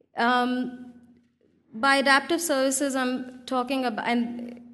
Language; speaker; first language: English; non-native, local second language; Hindi